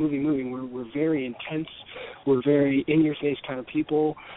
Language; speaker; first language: English; native; English